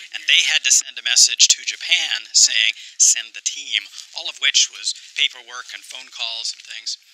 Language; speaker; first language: English; native; English